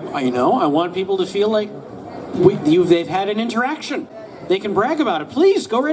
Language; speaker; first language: English; native; English